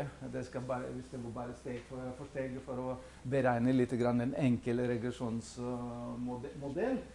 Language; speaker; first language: Norwegian; non-native, fluent; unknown